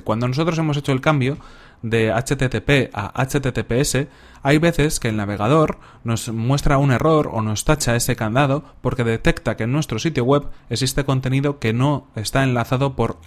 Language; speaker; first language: Spanish; native; Spanish